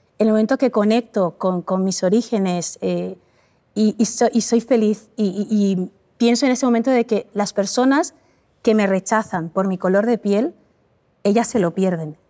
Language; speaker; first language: Spanish; early bilingual, other home language; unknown